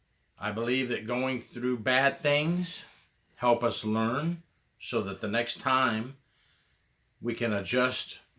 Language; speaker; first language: English; native; English